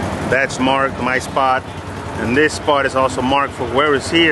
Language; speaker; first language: English; early bilingual, other home language; Spanish